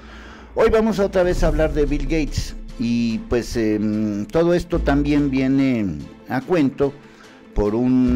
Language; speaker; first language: Spanish; native; Spanish